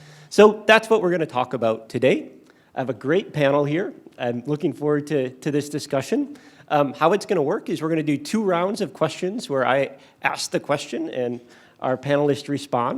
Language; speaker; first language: English; native; English